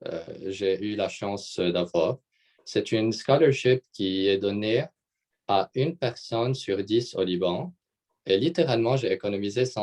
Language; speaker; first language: French; non-native, local second language; Arabic